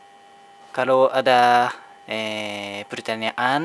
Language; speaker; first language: Indonesian; non-native, learner; Japanese